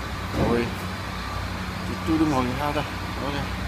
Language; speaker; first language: Portuguese; non-native, learner; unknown